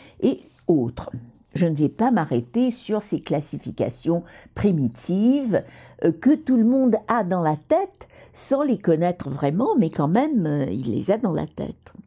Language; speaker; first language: French; non-native, fluent; Russian